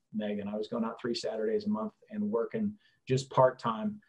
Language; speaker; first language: English; native; English